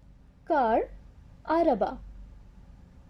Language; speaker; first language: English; non-native, fluent; Bangla